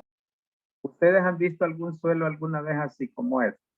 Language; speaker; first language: Spanish; native; Spanish